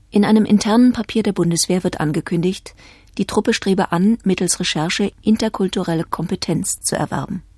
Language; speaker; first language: German; native; German